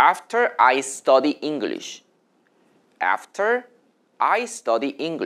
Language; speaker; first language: English; non-native, fluent; Korean